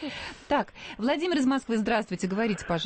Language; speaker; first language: Russian; native; Russian